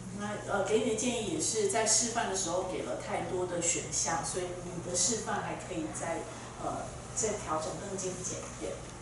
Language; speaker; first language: Chinese; native; Chinese